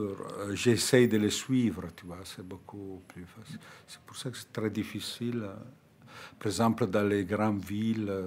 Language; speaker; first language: French; non-native, fluent; Italian